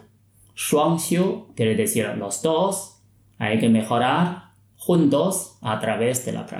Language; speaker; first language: Spanish; non-native, fluent; Chinese